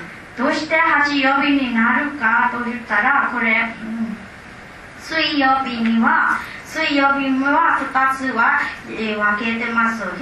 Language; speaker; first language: Japanese; non-native, learner; Burmese